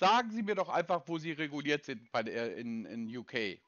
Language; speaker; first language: German; native; German